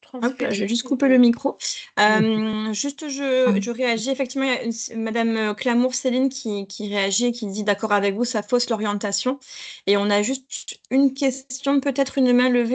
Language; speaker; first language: French; native; French